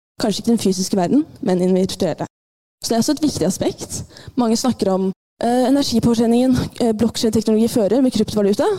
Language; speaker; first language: Norwegian; early bilingual, other home language; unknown